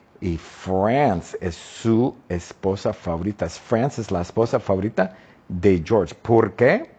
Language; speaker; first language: Spanish; non-native, fluent; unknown